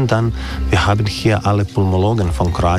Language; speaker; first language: German; non-native, learner; Croatian